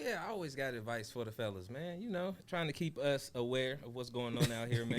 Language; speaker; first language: English; native; English